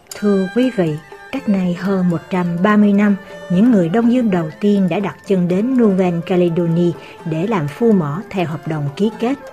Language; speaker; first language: Vietnamese; native; Vietnamese